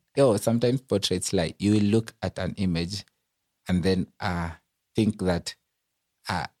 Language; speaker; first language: English; non-native, local second language; Luo (Kenya and Tanzania)